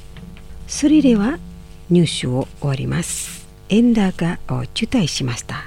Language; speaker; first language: Japanese; non-native, fluent; Indonesian